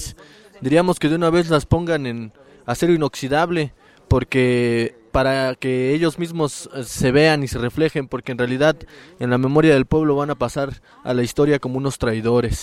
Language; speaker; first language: Spanish; native; Spanish